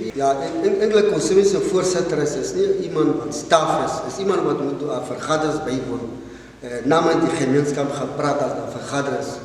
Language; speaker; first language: Afrikaans; non-native, local second language; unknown